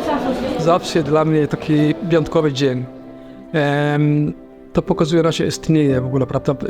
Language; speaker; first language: Polish; non-native, fluent; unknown